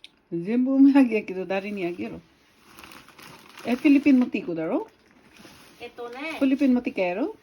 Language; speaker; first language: Japanese; non-native, fluent; Filipino